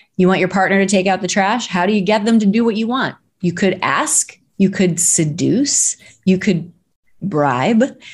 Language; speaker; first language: English; native; English